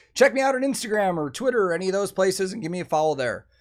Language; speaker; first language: English; native; English